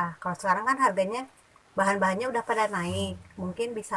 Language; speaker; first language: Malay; non-native, local second language; Sundanese